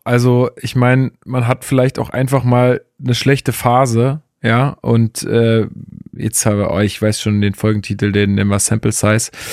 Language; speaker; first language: German; native; German